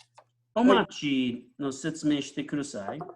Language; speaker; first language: Japanese; non-native, fluent; English